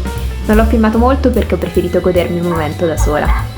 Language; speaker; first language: Italian; native; Italian